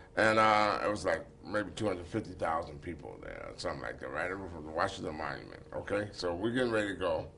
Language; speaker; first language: English; native; English